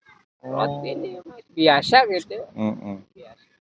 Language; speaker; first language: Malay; non-native, local second language; Sundanese